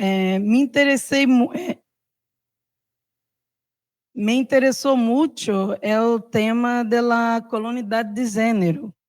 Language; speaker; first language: Portuguese; non-native, learner; Spanish